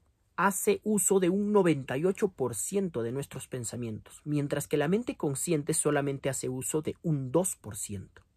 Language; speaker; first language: Spanish; native; Spanish